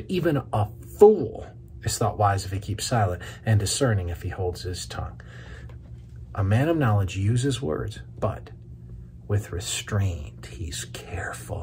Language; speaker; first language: English; native; English